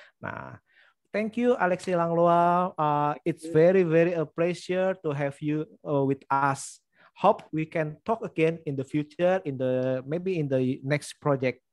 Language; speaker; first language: English; non-native, learner; Indonesian